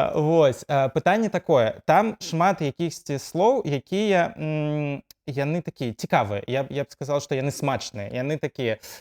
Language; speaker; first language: Belarusian; non-native, local second language; Russian